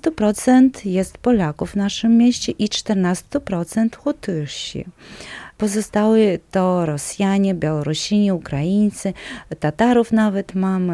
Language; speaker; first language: Polish; non-native, local second language; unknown